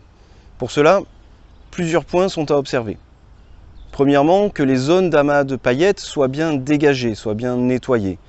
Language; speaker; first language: French; native; French